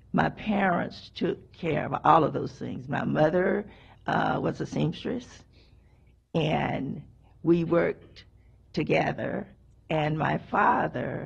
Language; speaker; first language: English; native; English